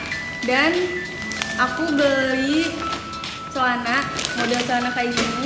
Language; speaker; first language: Indonesian; native; Indonesian